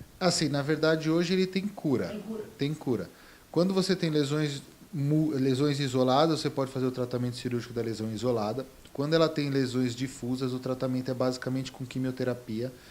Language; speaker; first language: Portuguese; native; Portuguese